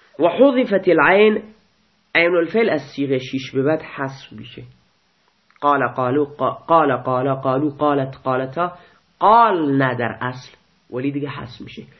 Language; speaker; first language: Persian; non-native, local second language; Baluchi